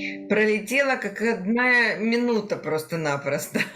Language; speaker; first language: Russian; native; Russian